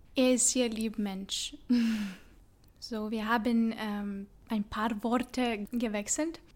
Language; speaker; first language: German; non-native, learner; Lithuanian